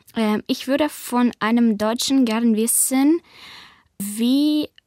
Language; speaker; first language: German; non-native, learner; Ukrainian